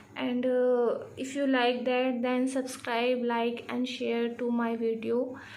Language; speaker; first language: English; non-native, local second language; Hindi